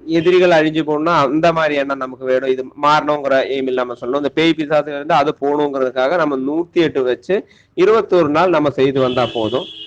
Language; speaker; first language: Tamil; non-native, local second language; Malayalam